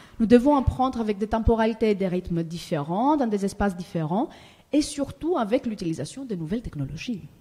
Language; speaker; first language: French; non-native, fluent; Greek